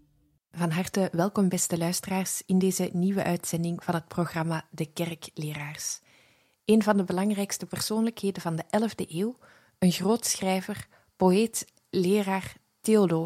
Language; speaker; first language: Dutch; native; Dutch